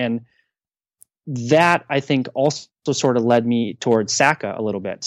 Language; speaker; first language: English; native; English